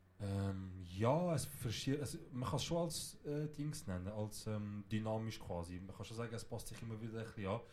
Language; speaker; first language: German; early bilingual, other home language; Kurdish